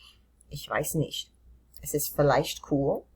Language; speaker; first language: German; non-native, fluent; English